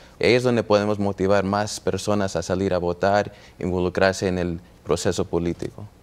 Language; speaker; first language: Spanish; early bilingual, heritage; Spanish